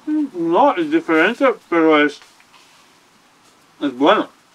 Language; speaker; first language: Spanish; non-native, learner; Serbian